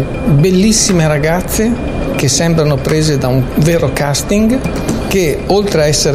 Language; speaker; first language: Italian; native; Italian